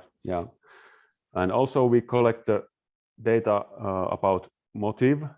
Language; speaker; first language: English; non-native, fluent; Finnish